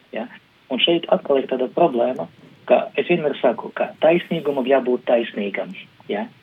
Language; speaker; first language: Latvian; non-native, local second language; Russian